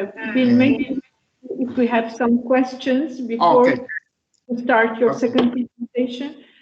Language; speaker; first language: English; non-native, fluent; Italian